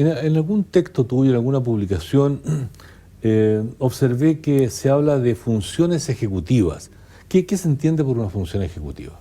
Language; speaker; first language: Spanish; native; Spanish